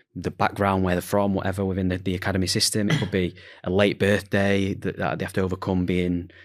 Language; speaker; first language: English; native; English